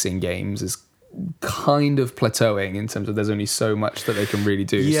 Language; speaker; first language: English; native; English